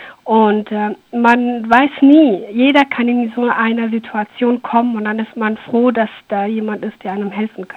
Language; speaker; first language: German; early bilingual, other home language; Persian